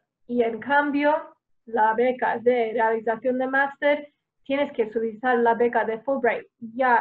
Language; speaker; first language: Spanish; non-native, fluent; English